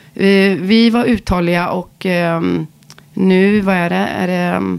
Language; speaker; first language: Swedish; native; Swedish